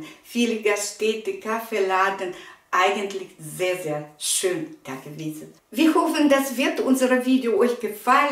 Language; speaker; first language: German; non-native, fluent; Russian